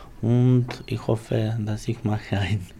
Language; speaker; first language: German; non-native, learner; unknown